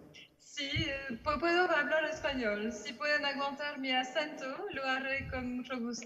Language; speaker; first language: Spanish; non-native, fluent; French